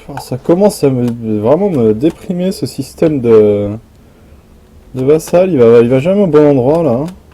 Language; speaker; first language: French; native; French